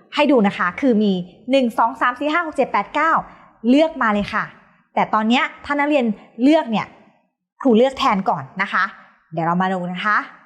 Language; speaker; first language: Thai; native; Thai